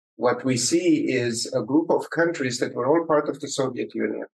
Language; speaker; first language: English; early bilingual, other home language; Romanian